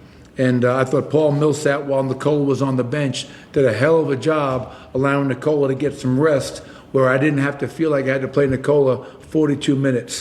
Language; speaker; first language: English; native; English